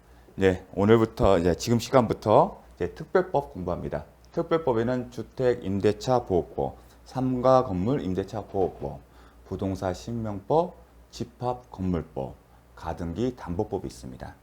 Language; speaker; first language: Korean; native; Korean